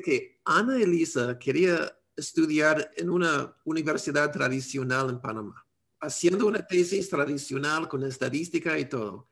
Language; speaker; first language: Spanish; non-native, learner; English